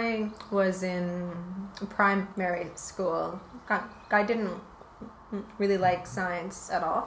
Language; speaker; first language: English; native; English